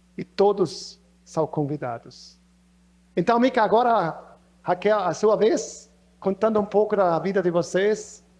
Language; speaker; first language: Portuguese; non-native, fluent; German